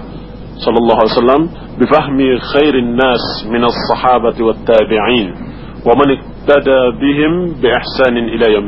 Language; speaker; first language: Arabic; non-native, fluent; Indonesian